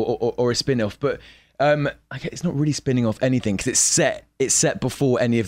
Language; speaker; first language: English; native; English